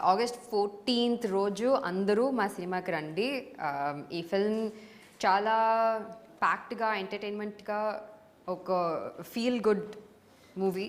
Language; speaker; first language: Telugu; non-native, learner; Tamil